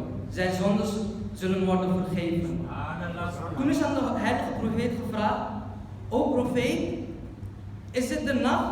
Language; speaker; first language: Dutch; early bilingual, other home language; Urdu